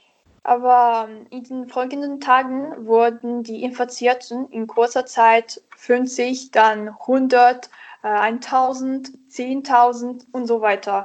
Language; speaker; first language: German; non-native, learner; Italian